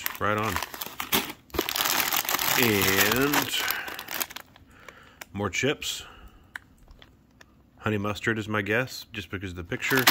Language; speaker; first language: English; native; English